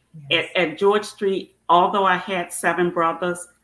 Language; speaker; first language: English; native; English